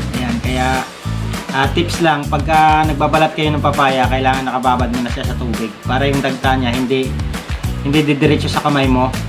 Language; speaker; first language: Filipino; non-native, local second language; Cebuano